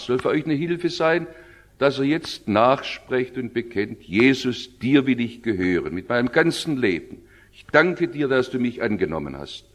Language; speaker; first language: German; native; German